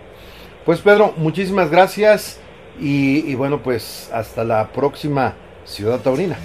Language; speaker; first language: Spanish; native; Spanish